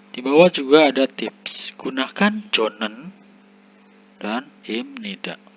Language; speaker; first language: Indonesian; native; Indonesian